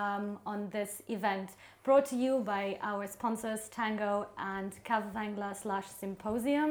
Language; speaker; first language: English; non-native, fluent; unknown